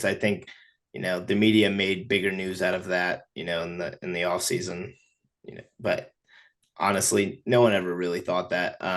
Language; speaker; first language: English; native; English